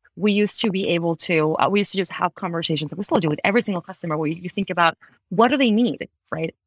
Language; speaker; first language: English; non-native, fluent; Spanish